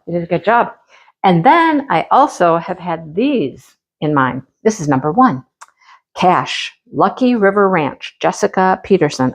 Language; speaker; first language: English; native; English